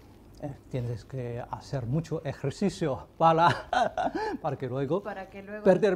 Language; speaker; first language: Spanish; non-native, fluent; Chinese